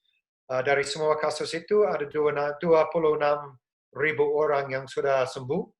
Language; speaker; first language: Indonesian; non-native, fluent; English